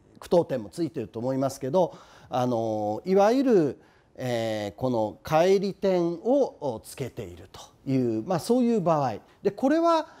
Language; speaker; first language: Japanese; native; Japanese